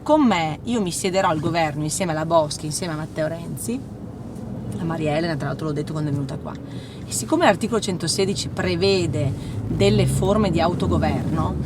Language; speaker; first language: Italian; native; Italian